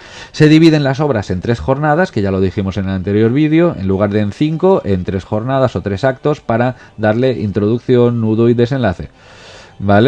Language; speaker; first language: Spanish; native; Spanish